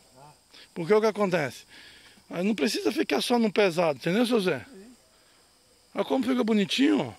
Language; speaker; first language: Portuguese; native; Portuguese